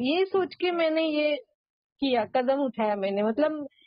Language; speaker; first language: Hindi; non-native, local second language; Marathi